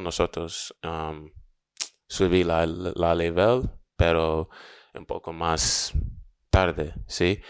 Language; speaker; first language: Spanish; non-native, learner; English